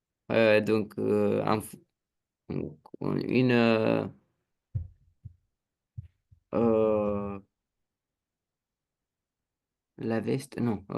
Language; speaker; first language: French; non-native, learner; Romanian